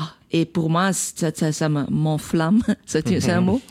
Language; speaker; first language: French; non-native, local second language; Dutch